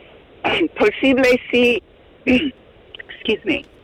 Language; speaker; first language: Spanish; non-native, fluent; English